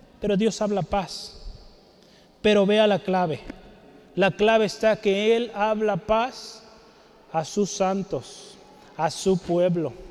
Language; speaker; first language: Spanish; native; Spanish